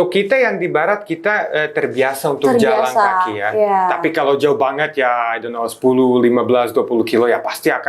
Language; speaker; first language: Indonesian; non-native, fluent; Serbian